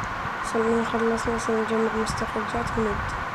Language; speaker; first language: Arabic; native; Arabic